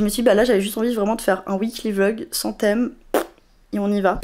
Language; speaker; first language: French; native; French